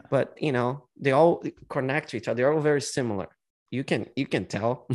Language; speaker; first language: English; non-native, fluent; Portuguese